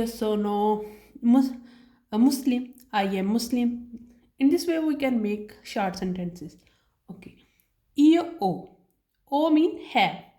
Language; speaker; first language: English; non-native, learner; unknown